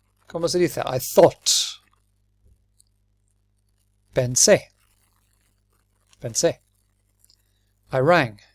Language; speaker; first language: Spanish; non-native, fluent; English